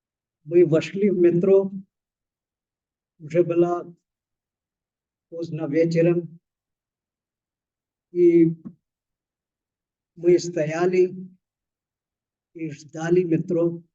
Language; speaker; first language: Russian; non-native, fluent; Hindi